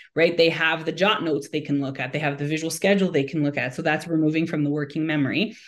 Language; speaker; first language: English; native; English